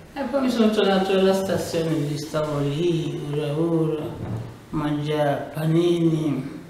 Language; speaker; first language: Italian; non-native, learner; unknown